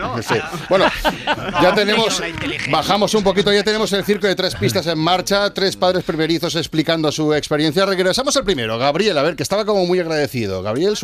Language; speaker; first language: Spanish; native; Spanish